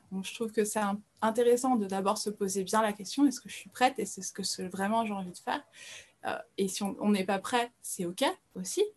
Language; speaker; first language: French; early bilingual, other home language; Portuguese